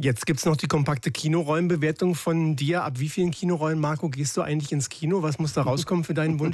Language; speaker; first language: German; native; German